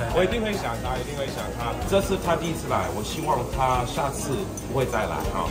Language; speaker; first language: Chinese; non-native, fluent; English